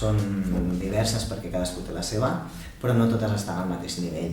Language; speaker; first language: Catalan; native; Catalan